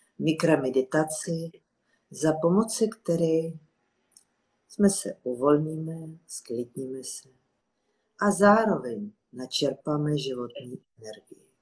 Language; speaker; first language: Czech; non-native, fluent; Russian